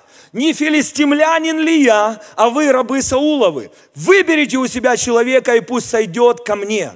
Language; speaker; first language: Russian; native; Russian